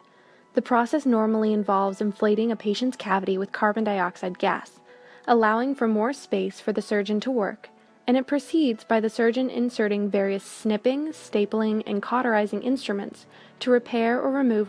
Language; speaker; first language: English; native; English